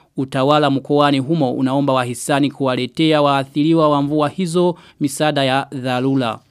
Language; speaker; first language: Swahili; non-native, local second language; Rundi